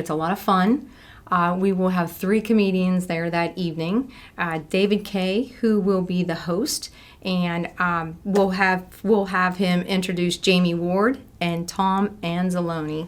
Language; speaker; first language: English; native; English